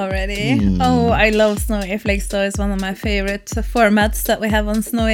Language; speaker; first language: English; non-native, fluent; Norwegian